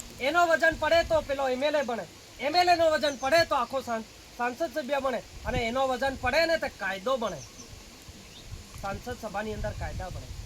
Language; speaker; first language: Gujarati; non-native, local second language; Bhili